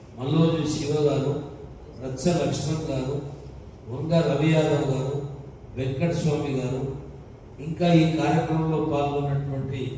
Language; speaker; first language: Telugu; native; Telugu